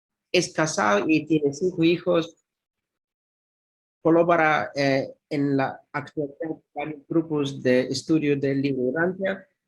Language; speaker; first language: Spanish; non-native, fluent; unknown